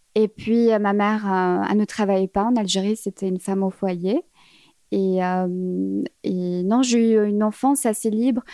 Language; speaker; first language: French; early bilingual, other home language; Arabic